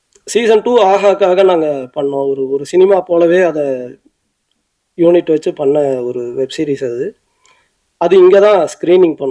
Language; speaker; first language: Tamil; native; Tamil